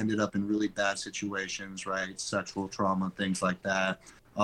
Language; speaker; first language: English; native; English